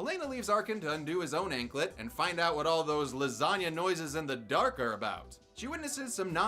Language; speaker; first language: English; native; English